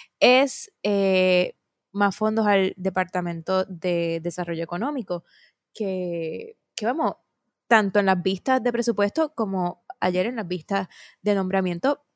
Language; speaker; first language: Spanish; native; Spanish